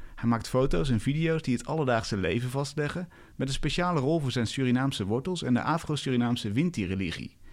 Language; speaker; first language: Dutch; native; Dutch